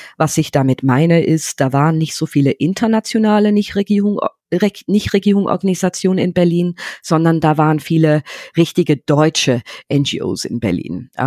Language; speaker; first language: German; non-native, fluent; English